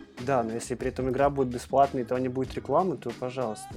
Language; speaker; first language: Russian; native; Russian